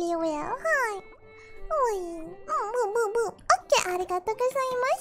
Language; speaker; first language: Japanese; non-native, learner; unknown